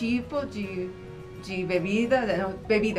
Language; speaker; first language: Portuguese; non-native, fluent; English